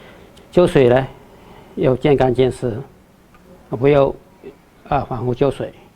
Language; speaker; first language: Chinese; native; Chinese